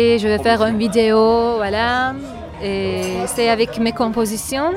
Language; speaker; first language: French; non-native, fluent; Turkish